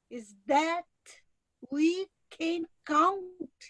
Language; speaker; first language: English; non-native, learner; Portuguese